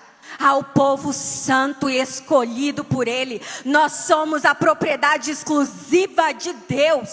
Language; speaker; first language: Portuguese; native; Portuguese